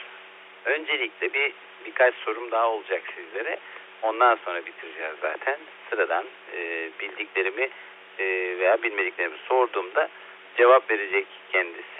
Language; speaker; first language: Turkish; native; Turkish